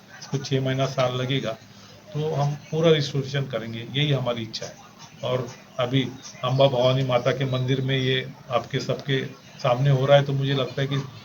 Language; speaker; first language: Hindi; non-native, local second language; Marathi